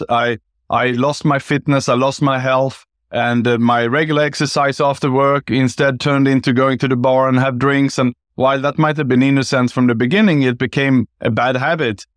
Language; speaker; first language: English; non-native, fluent; Swedish